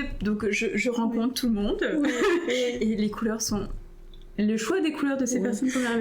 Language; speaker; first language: French; native; French